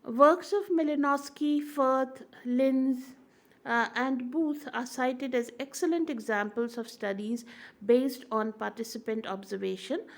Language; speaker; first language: English; non-native, local second language; Hindi